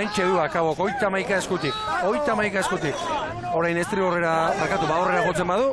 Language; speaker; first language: Basque; native; Basque